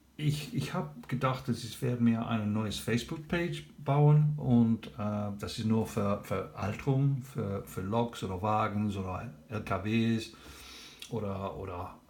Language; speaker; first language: German; non-native, learner; English